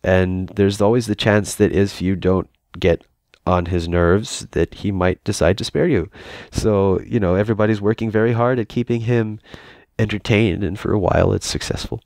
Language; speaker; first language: English; native; English